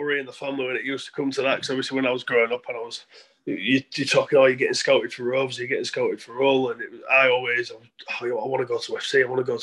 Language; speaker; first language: English; native; English